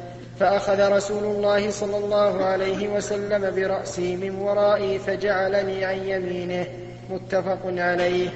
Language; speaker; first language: Arabic; native; Arabic